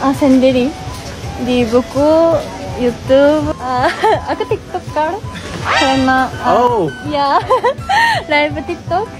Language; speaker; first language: Indonesian; non-native, learner; Japanese